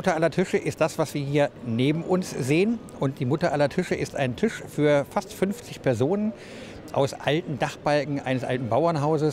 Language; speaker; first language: German; native; German